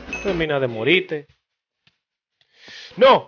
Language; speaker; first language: Spanish; native; Spanish